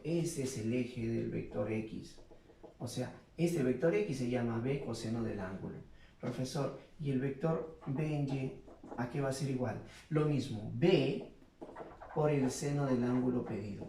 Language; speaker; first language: Spanish; native; Spanish